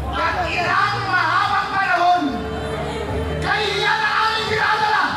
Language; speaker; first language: Filipino; non-native, local second language; Iloko